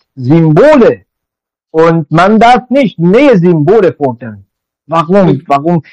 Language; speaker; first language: German; non-native, learner; Persian